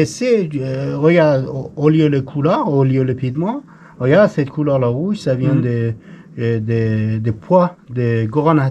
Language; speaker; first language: French; non-native, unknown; Persian